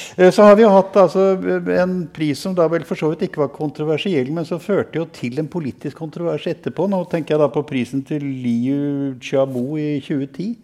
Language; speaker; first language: Norwegian; native; Norwegian